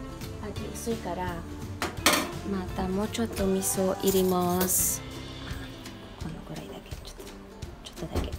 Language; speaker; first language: Japanese; non-native, fluent; Filipino